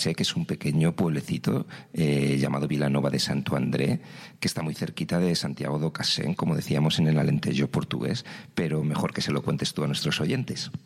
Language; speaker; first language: Spanish; native; Spanish